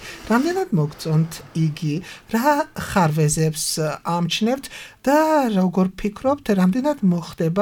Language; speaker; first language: Georgian; native; Georgian